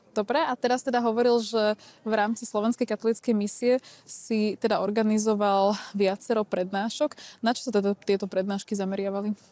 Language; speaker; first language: Slovak; native; Slovak